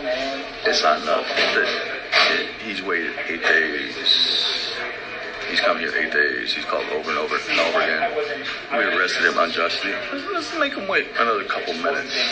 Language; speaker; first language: English; native; English